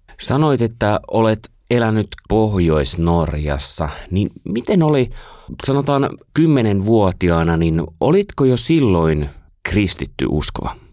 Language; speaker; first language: Finnish; native; Finnish